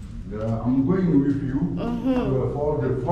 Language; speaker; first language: English; non-native, learner; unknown